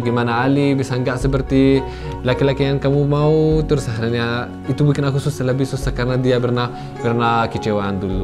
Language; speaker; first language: Indonesian; non-native, fluent; Arabic